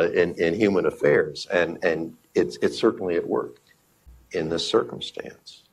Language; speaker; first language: English; native; English